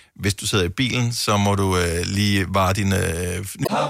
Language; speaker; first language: Danish; native; Danish